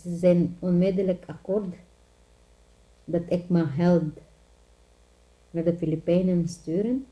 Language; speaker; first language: Dutch; non-native, learner; Filipino